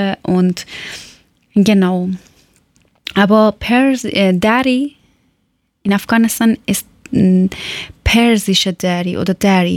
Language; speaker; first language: German; non-native, learner; Persian